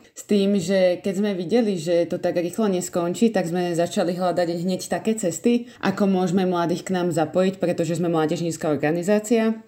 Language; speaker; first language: Slovak; native; Slovak